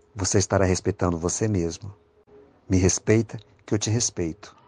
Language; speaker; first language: Portuguese; native; Portuguese